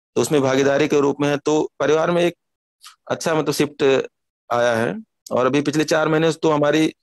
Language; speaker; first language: Hindi; native; Hindi